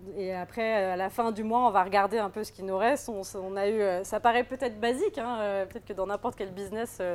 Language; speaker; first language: French; native; French